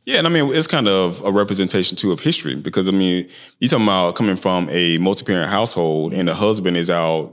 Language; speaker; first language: English; native; English